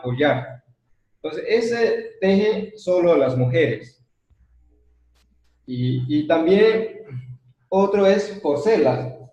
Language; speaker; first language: Spanish; non-native, local second language; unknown